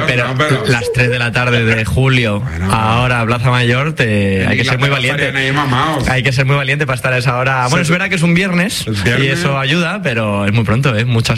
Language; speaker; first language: Spanish; native; Spanish